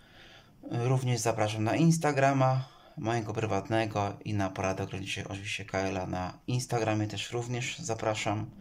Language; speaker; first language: Polish; native; Polish